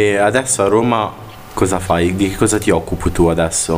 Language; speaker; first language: Italian; native; Italian